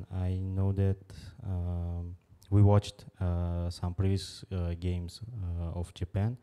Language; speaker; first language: English; non-native, fluent; Uzbek